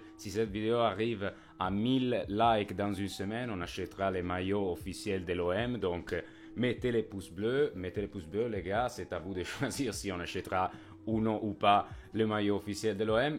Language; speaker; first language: French; non-native, fluent; Italian